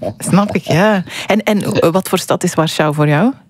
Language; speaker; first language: Dutch; native; Dutch